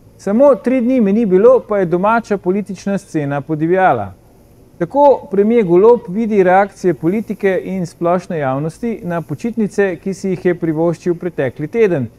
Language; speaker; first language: Slovenian; native; Slovenian